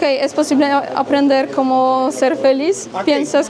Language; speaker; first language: Spanish; non-native, fluent; Polish